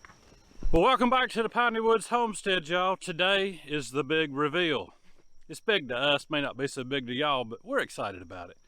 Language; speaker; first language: English; native; English